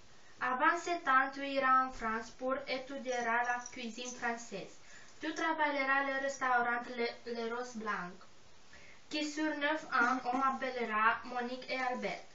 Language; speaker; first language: French; non-native, learner; Romanian